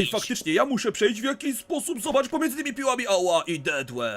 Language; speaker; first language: Polish; native; Polish